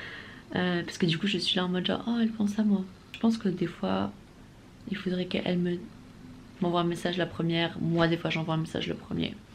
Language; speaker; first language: French; native; French